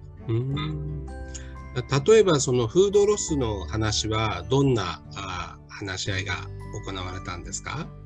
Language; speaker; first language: Japanese; native; Japanese